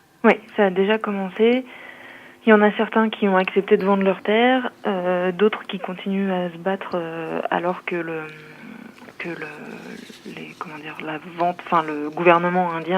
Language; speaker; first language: French; native; French